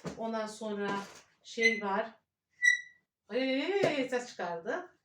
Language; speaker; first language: Turkish; native; Turkish